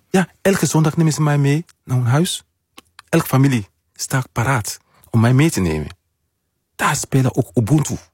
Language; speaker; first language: Dutch; non-native, learner; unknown